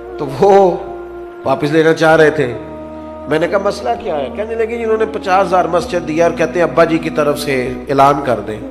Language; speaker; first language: Urdu; non-native, local second language; Punjabi